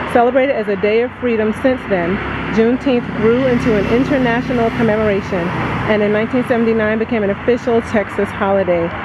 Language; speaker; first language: English; native; English